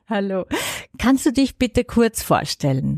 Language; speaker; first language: German; native; German